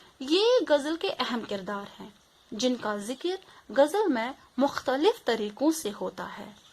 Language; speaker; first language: Urdu; non-native, local second language; Kashmiri